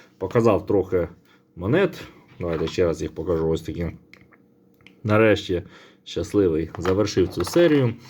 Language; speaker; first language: Ukrainian; non-native, local second language; Russian